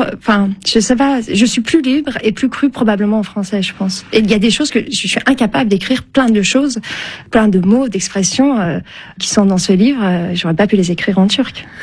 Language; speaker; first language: French; early bilingual, other home language; Turkish